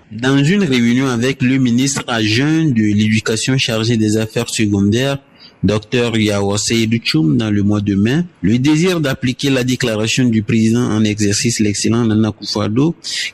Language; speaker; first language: French; non-native, fluent; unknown